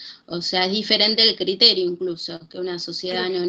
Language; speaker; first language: Spanish; native; Spanish